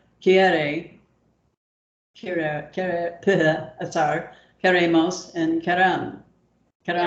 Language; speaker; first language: Spanish; non-native, learner; English